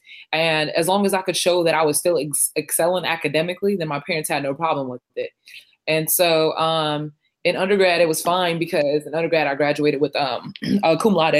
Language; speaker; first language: English; non-native, local second language; Shona